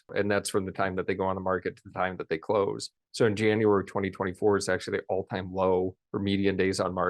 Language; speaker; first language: English; native; English